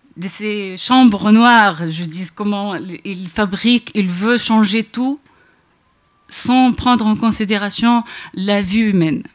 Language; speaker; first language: French; non-native, local second language; Arabic